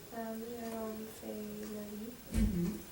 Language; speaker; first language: French; non-native, learner; English